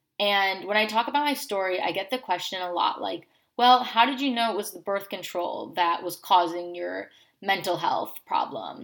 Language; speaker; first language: English; native; English